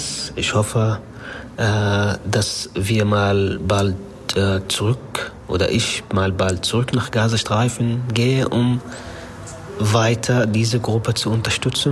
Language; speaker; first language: German; non-native, fluent; Arabic